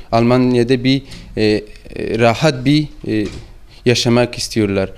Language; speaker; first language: Turkish; non-native, learner; Persian